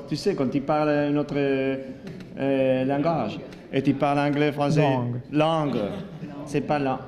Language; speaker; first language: French; non-native, learner; Spanish